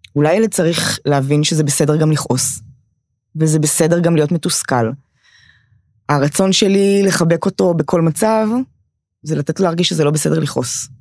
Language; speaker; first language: Hebrew; native; Hebrew